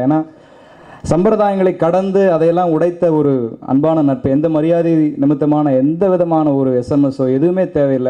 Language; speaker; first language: Tamil; native; Tamil